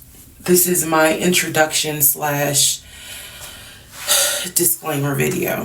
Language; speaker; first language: English; native; English